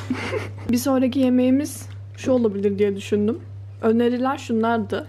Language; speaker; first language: Turkish; native; Turkish